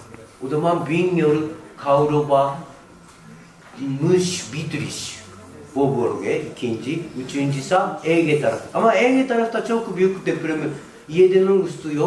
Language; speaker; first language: Turkish; non-native, fluent; Japanese